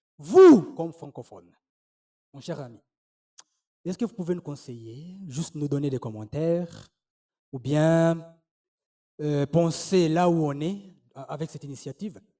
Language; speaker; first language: French; non-native, fluent; Swahili